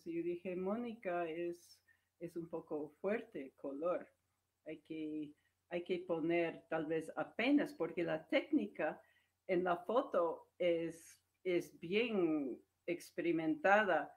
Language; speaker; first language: Spanish; non-native, fluent; English